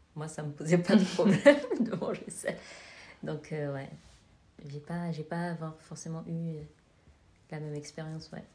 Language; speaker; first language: French; native; French